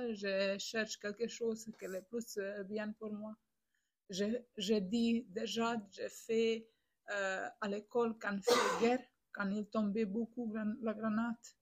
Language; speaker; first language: French; non-native, learner; Bosnian